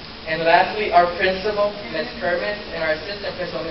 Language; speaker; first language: English; early bilingual, other home language; Spanish